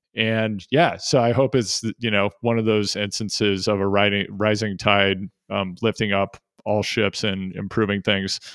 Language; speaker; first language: English; native; English